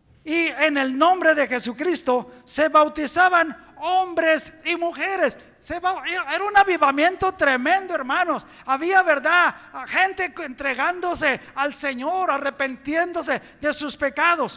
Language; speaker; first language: Spanish; native; Spanish